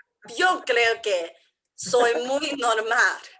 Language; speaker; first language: Spanish; non-native, learner; English